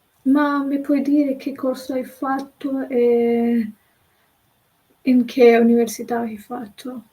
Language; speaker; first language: Italian; non-native, learner; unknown